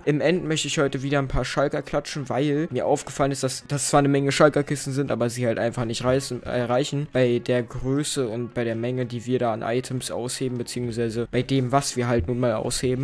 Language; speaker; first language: German; native; German